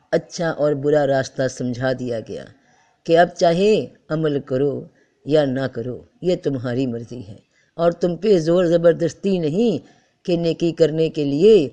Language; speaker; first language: Urdu; native; Urdu